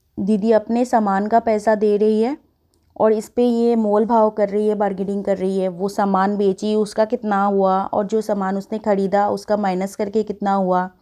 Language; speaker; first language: Hindi; non-native, local second language; Bangla